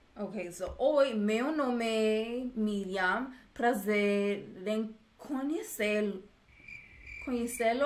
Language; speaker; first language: Portuguese; non-native, learner; English